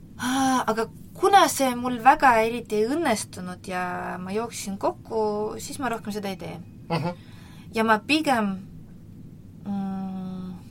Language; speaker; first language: Estonian; non-native, local second language; Russian